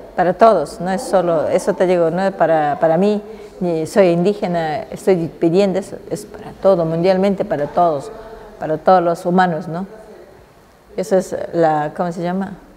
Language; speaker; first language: Spanish; non-native, local second language; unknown